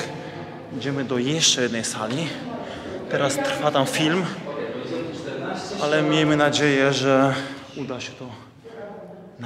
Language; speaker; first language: Polish; native; Polish